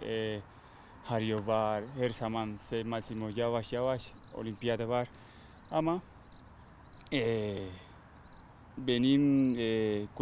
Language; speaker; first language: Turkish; non-native, learner; Spanish